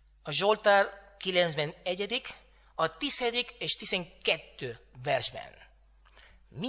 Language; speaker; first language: Hungarian; non-native, learner; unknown